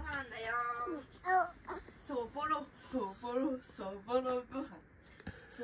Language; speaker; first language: Japanese; native; Japanese